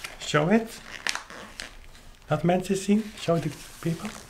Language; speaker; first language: English; non-native, fluent; Dutch